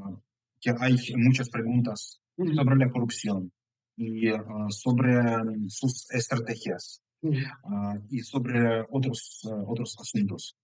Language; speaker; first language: Spanish; non-native, fluent; Ukrainian